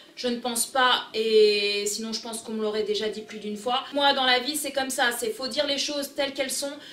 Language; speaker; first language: French; early bilingual, other home language; Portuguese